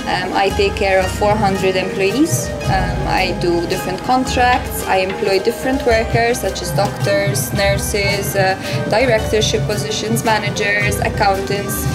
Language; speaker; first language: English; non-native, fluent; Serbian